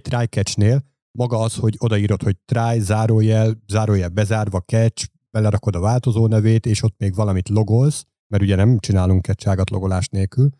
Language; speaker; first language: Hungarian; native; Hungarian